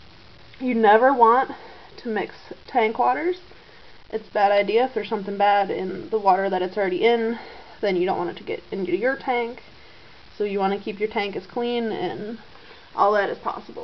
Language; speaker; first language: English; native; English